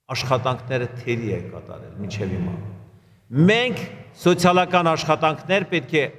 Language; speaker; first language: Armenian; native; Armenian